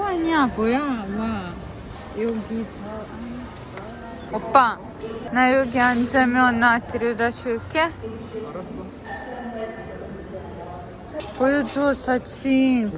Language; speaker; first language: Korean; non-native, learner; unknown